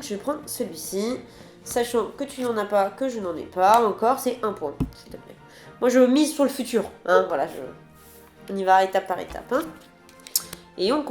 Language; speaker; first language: French; native; French